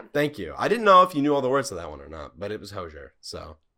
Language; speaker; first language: English; native; English